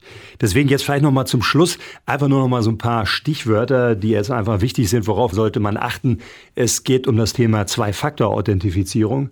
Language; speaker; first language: German; native; German